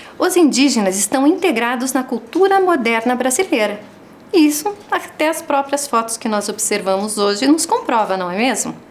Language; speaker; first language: Portuguese; native; Portuguese